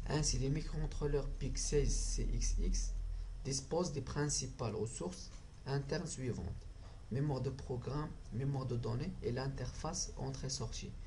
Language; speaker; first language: French; non-native, local second language; Arabic